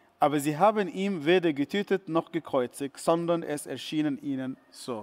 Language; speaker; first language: German; non-native, fluent; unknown